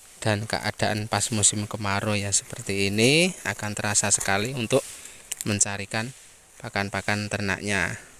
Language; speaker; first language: Indonesian; non-native, local second language; Javanese